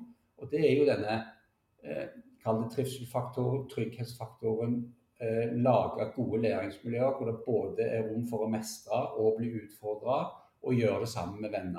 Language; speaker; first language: Norwegian; native; Norwegian